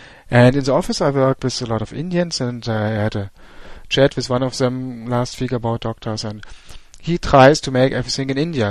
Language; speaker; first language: English; non-native, fluent; German